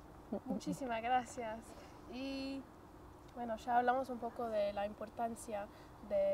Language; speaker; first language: Spanish; non-native, fluent; English